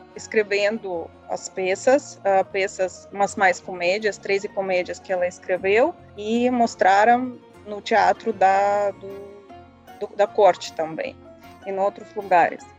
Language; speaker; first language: Portuguese; non-native, learner; Russian